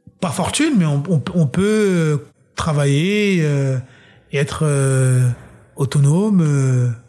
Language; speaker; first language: French; early bilingual, other home language; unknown